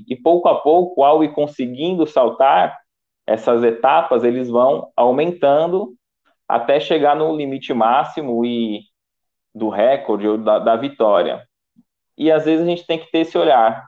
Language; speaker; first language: Portuguese; native; Portuguese